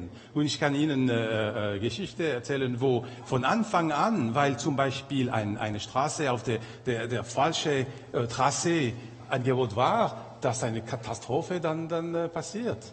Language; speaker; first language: German; non-native, local second language; French